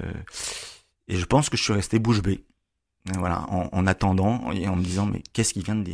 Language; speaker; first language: French; native; French